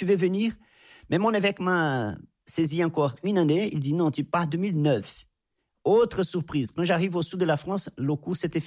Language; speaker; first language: French; non-native, fluent; Portuguese